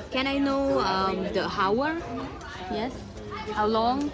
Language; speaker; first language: English; non-native, learner; Thai